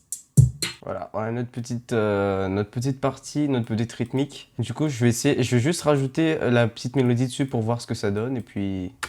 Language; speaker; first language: French; native; French